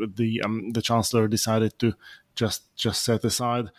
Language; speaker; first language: English; non-native, fluent; Slovak